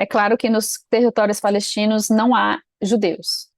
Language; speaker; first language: Portuguese; native; Portuguese